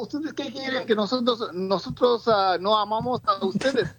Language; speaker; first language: Spanish; non-native, learner; Bangla